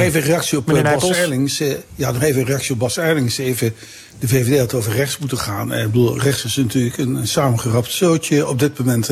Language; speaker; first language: Dutch; native; Dutch